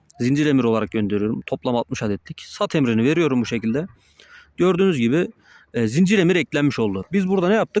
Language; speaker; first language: Turkish; native; Turkish